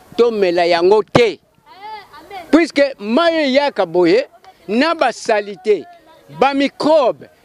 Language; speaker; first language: Lingala; native; Lingala